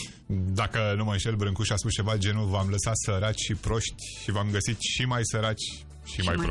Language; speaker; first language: Romanian; native; Romanian